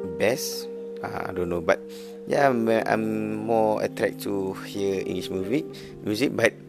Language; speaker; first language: English; non-native, learner; Malay